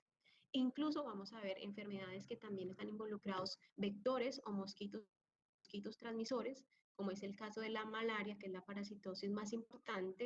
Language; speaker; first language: Spanish; native; Spanish